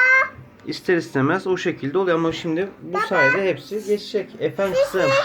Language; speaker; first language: Turkish; native; Turkish